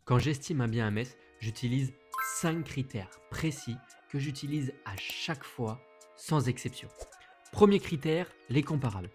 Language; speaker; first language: French; native; French